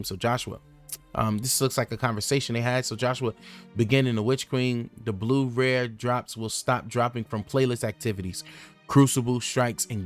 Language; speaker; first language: English; native; English